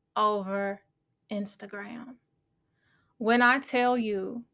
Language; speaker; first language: English; native; English